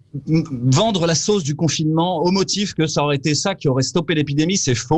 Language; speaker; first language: French; native; French